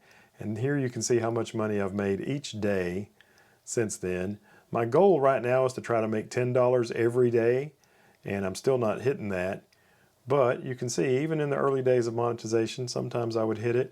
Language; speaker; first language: English; native; English